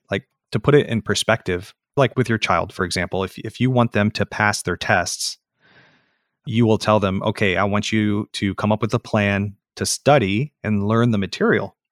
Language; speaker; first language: English; native; English